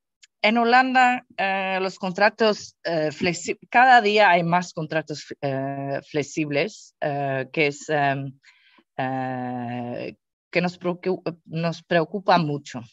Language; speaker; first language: Spanish; non-native, fluent; Dutch